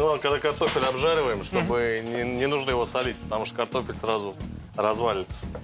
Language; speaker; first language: Russian; native; Russian